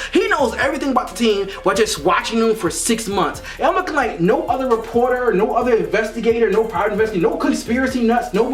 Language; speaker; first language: English; native; English